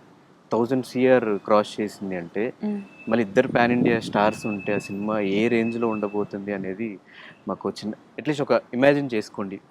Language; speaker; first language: Telugu; native; Telugu